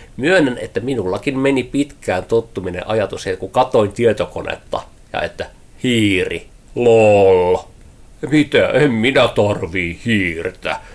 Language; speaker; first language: Finnish; native; Finnish